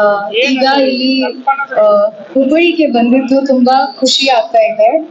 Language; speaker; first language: Kannada; non-native, learner; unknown